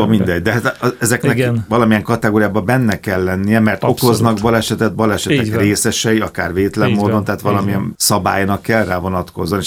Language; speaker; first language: Hungarian; native; Hungarian